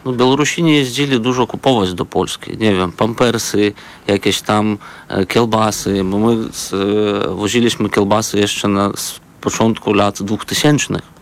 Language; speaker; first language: Polish; non-native, fluent; Belarusian